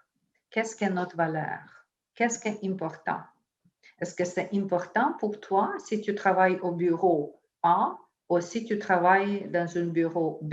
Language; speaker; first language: French; non-native, fluent; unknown